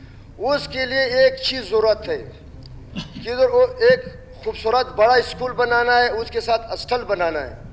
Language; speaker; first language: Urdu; non-native, local second language; Pashto